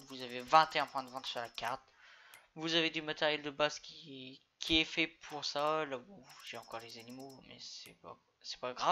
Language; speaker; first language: French; native; French